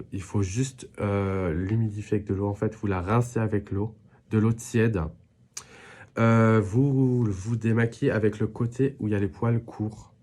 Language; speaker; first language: French; native; French